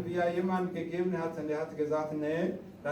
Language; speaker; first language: German; non-native, fluent; Rundi